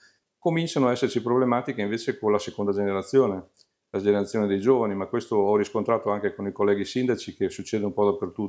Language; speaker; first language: Italian; native; Italian